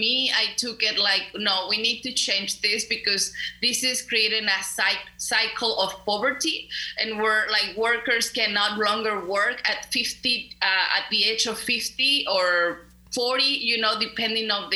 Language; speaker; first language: English; non-native, fluent; Spanish